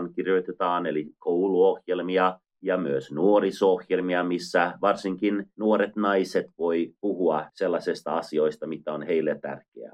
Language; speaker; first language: Finnish; non-native, fluent; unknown